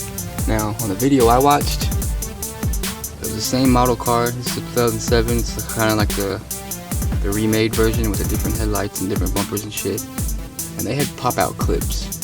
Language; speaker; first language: English; native; English